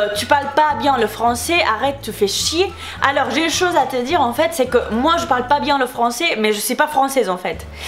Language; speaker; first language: French; non-native, fluent; Spanish